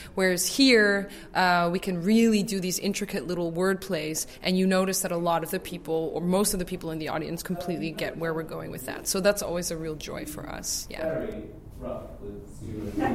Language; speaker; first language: English; native; English